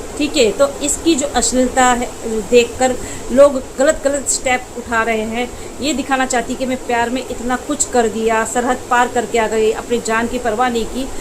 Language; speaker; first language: Hindi; native; Hindi